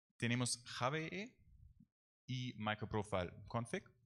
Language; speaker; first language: Spanish; non-native, learner; German